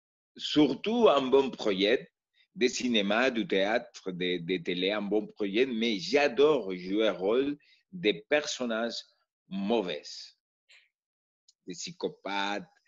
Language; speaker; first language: French; non-native, learner; Spanish